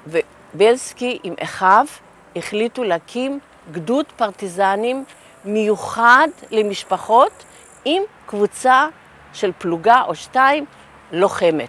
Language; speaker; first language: Hebrew; non-native, fluent; Yiddish